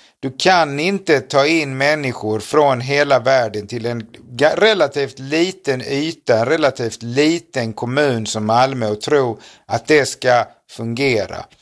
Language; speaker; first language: Swedish; native; Swedish